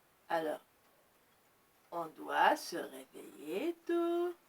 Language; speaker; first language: French; non-native, local second language; Arabic